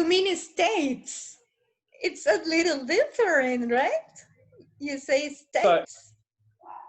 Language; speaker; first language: English; non-native, fluent; Spanish